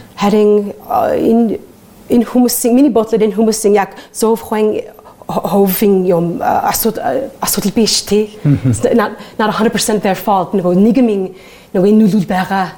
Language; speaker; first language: Mongolian; non-native, learner; English